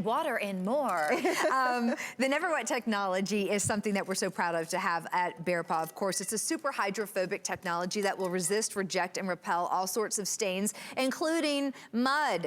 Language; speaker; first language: English; native; English